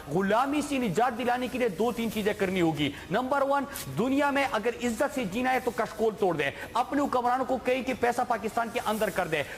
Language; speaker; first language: Urdu; non-native, local second language; Pashto